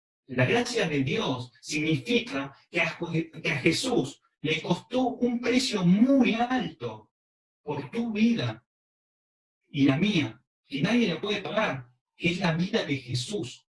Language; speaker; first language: Spanish; early bilingual, other home language; Korean